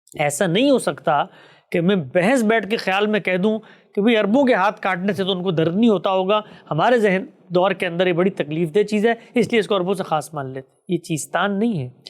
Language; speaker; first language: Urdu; native; Urdu